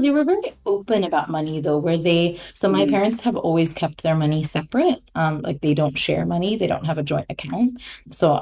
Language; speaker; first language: English; non-native, local second language; Hindi